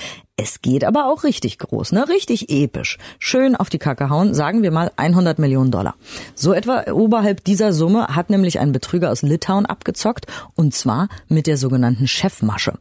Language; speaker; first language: German; native; German